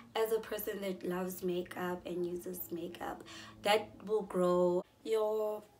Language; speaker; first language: English; non-native, local second language; Zulu